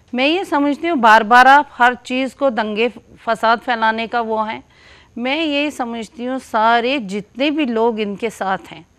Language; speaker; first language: Hindi; native; Hindi